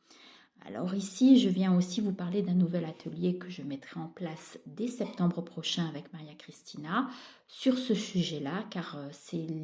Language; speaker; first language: French; native; French